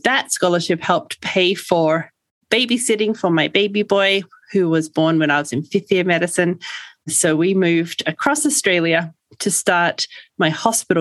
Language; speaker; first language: English; native; English